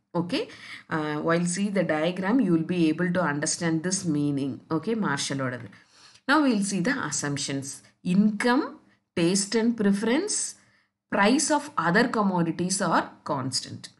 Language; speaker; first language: English; non-native, local second language; Tamil